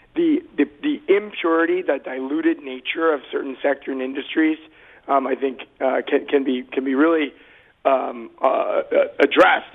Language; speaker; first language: English; native; English